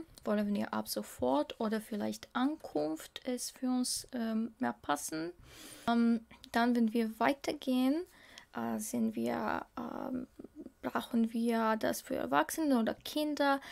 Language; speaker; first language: German; non-native, fluent; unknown